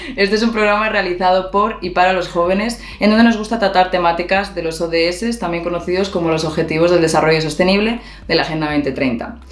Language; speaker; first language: Spanish; native; Spanish